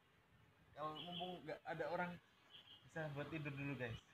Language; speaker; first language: Indonesian; native; Indonesian